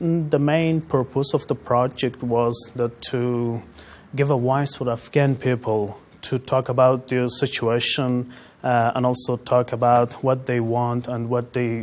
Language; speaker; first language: English; non-native, fluent; Persian